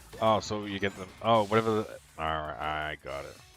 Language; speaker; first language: English; native; English